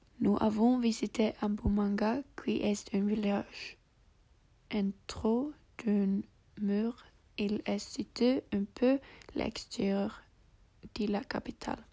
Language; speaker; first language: French; non-native, learner; English